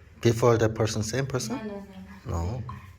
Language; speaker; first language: English; non-native, learner; Korean